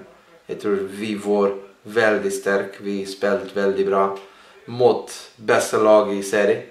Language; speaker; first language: Norwegian; non-native, learner; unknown